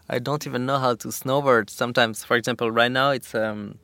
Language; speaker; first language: English; non-native, fluent; French